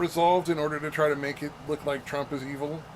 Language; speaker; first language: English; native; English